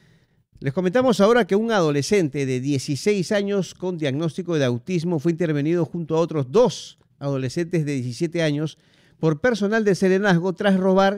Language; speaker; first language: Spanish; native; Spanish